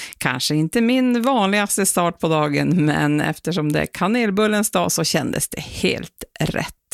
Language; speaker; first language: Swedish; native; Swedish